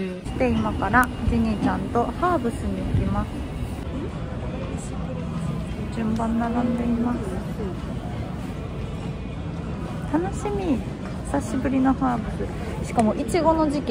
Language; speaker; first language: Japanese; non-native, fluent; Korean